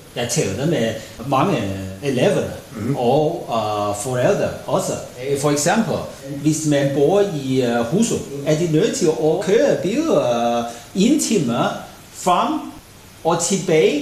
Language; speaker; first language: Danish; non-native, learner; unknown